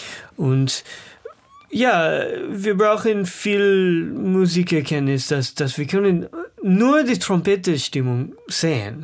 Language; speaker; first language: German; non-native, learner; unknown